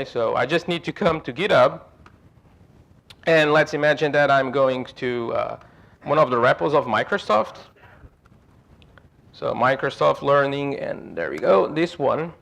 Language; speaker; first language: English; non-native, fluent; Portuguese